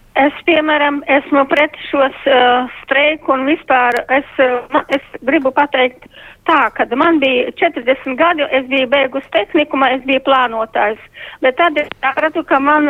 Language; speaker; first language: Latvian; non-native, local second language; Russian